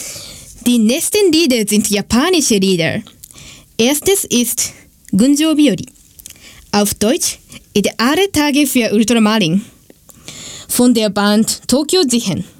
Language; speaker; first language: German; non-native, learner; Japanese